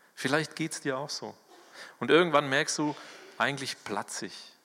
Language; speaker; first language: German; native; German